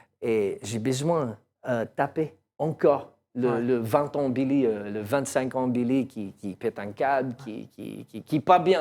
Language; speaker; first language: French; non-native, learner; English